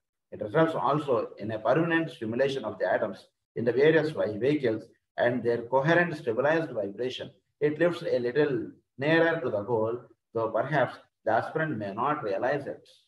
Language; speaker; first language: English; non-native, local second language; Telugu